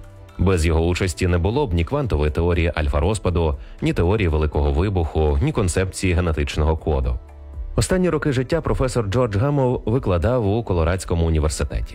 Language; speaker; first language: Ukrainian; native; Ukrainian